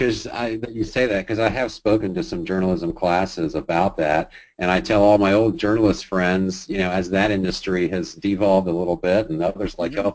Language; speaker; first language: English; native; English